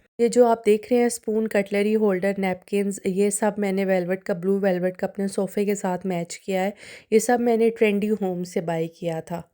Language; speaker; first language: Urdu; non-native, local second language; Punjabi